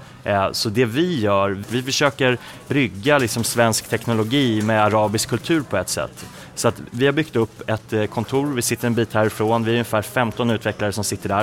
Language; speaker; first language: Swedish; native; Swedish